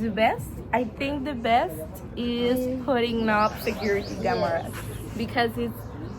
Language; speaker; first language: English; non-native, learner; Spanish